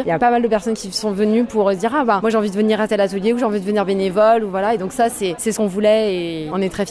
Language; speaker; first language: French; native; French